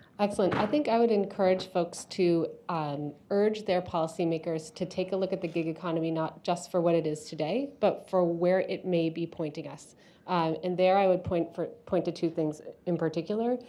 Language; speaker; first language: English; native; English